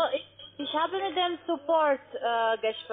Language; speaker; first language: German; non-native, learner; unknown